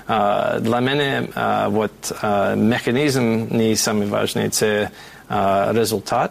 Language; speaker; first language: Ukrainian; non-native, fluent; English